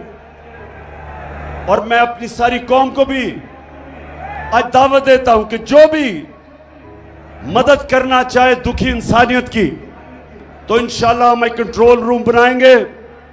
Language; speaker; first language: Urdu; native; Urdu